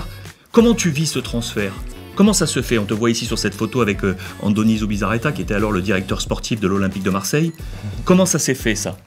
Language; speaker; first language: French; native; French